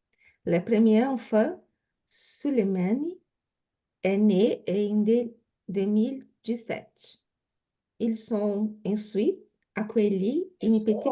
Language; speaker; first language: French; non-native, learner; Portuguese